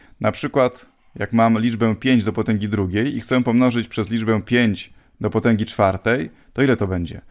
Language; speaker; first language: Polish; native; Polish